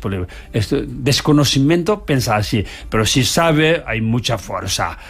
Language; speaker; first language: Spanish; non-native, learner; Tibetan